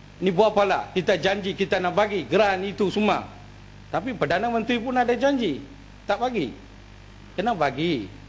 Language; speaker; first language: Malay; non-native, local second language; Tamil